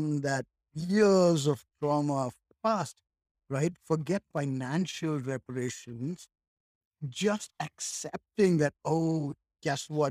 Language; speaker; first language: English; native; English